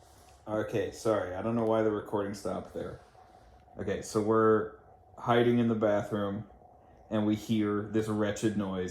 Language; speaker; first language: English; native; English